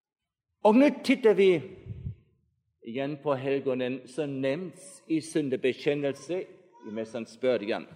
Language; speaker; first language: Swedish; non-native, fluent; German